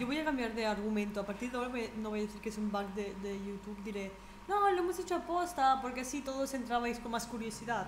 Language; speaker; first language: Italian; non-native, fluent; Spanish